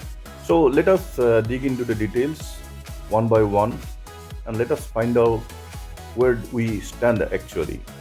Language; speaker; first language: English; non-native, local second language; Assamese